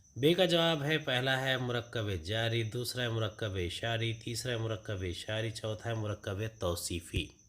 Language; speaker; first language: Urdu; native; Urdu